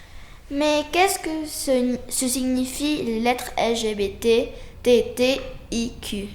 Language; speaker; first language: French; non-native, fluent; Spanish